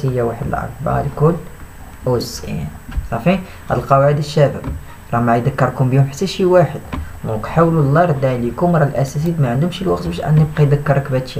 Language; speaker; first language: Arabic; native; Arabic